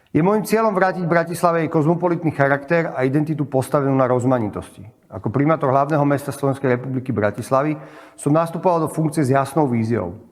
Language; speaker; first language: Slovak; native; Slovak